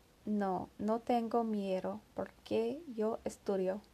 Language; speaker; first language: Spanish; non-native, learner; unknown